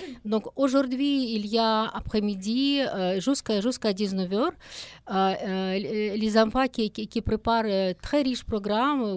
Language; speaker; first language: French; non-native, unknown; Russian